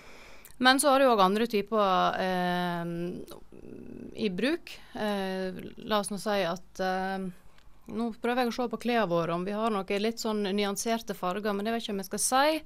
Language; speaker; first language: Norwegian; native; Norwegian